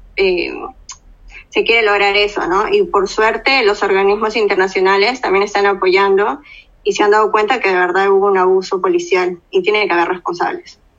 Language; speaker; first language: Spanish; native; Spanish